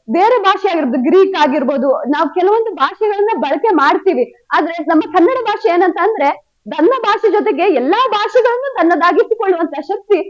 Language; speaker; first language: Kannada; native; Kannada